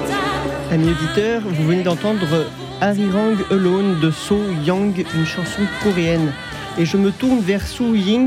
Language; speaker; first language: French; native; French